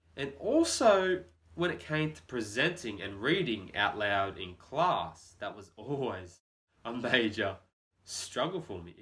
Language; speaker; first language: English; native; English